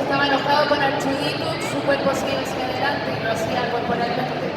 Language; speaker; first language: Spanish; native; Spanish